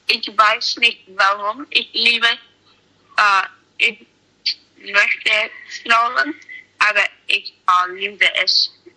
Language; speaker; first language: German; non-native, learner; English